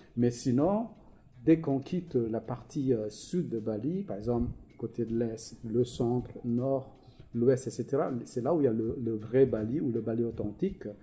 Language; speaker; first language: French; non-native, fluent; Balinese